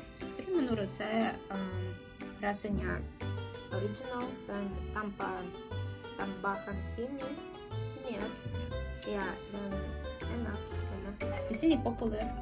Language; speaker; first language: Indonesian; non-native, learner; Russian